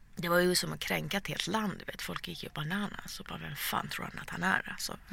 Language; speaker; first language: Swedish; early bilingual, other home language; Persian